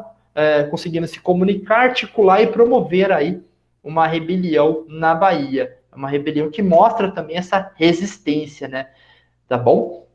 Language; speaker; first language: Portuguese; native; Portuguese